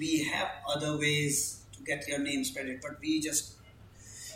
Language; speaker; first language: English; non-native, local second language; Punjabi